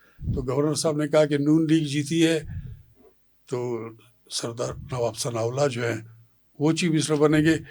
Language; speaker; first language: Urdu; non-native, local second language; Pashto